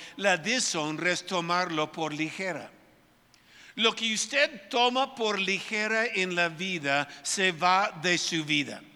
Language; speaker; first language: Spanish; non-native, fluent; English